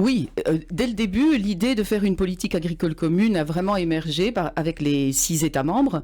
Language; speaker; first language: French; native; French